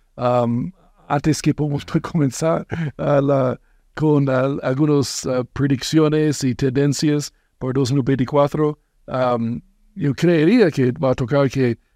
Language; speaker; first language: Spanish; non-native, fluent; English